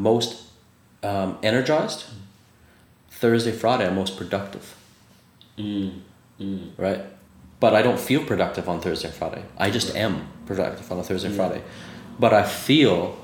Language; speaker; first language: English; native; English